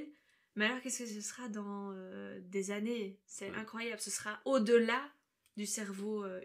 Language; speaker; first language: French; native; French